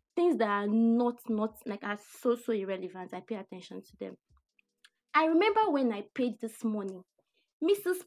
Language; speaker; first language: English; non-native, local second language; Yoruba